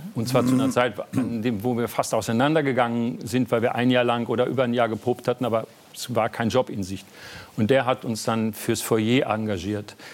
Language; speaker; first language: German; native; German